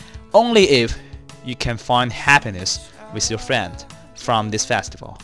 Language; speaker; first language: English; non-native, fluent; Chinese